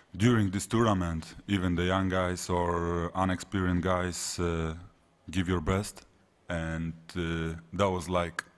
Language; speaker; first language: English; non-native, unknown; Polish